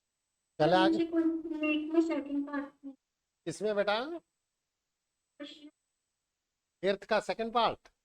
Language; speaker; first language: Hindi; native; Hindi